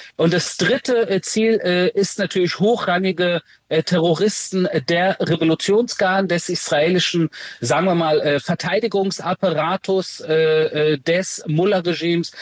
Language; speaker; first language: German; early bilingual, other home language; Persian